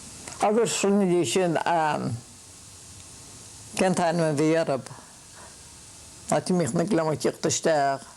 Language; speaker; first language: Irish; native; Irish